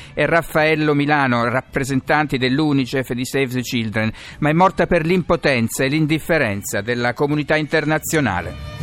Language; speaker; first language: Italian; native; Italian